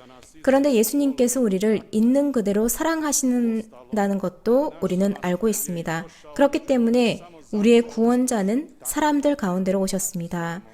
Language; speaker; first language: Korean; native; Korean